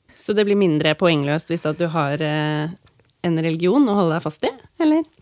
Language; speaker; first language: Norwegian; native; Norwegian